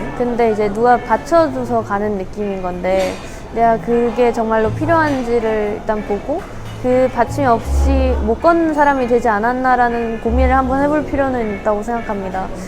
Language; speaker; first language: Korean; early bilingual, heritage; Korean